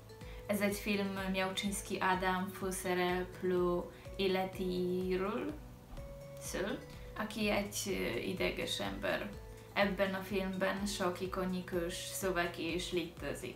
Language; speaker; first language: Hungarian; non-native, learner; Polish